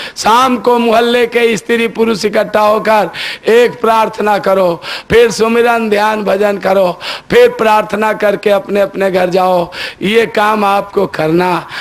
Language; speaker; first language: Hindi; native; Hindi